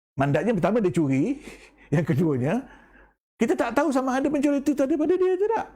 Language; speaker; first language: Malay; native; Malay